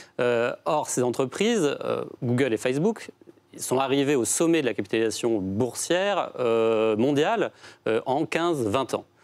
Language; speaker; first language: French; native; French